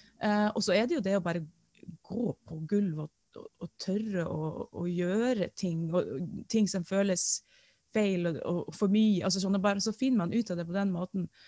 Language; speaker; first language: Norwegian; native; Norwegian